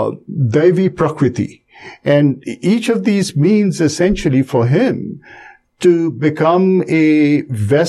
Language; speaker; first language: English; non-native, local second language; Bangla